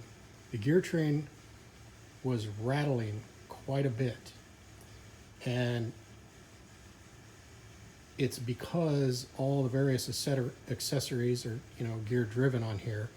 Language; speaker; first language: English; native; English